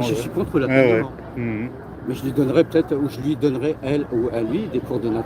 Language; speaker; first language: French; native; French